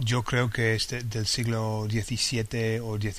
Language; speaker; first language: Spanish; non-native, fluent; English